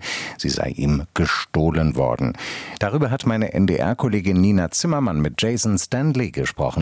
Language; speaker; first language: German; native; German